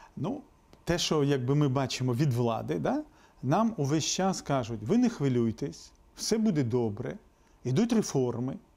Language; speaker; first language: Ukrainian; non-native, local second language; Russian